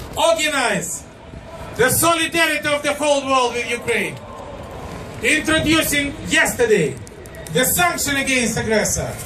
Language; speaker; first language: English; non-native, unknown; Ukrainian